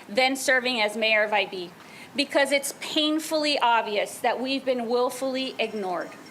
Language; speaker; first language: English; non-native, fluent; Spanish